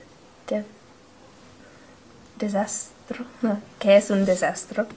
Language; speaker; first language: Spanish; non-native, learner; English